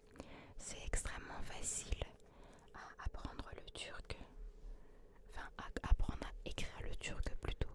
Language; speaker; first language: French; early bilingual, other home language; Turkish